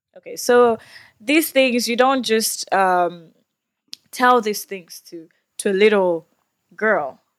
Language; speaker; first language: English; non-native, local second language; Swahili